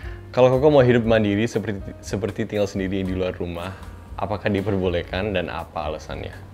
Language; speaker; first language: Indonesian; non-native, fluent; English